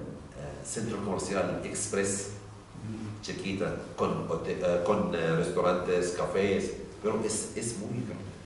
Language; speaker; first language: Spanish; non-native, learner; Arabic